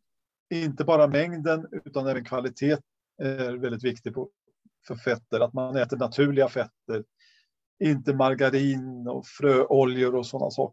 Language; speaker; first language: Swedish; native; Swedish